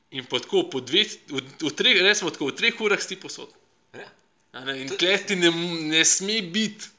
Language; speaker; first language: Slovenian; non-native, fluent; Russian